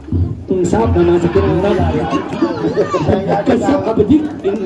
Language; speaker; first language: Indonesian; non-native, learner; English